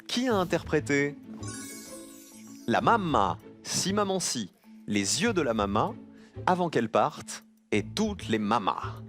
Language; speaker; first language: French; native; French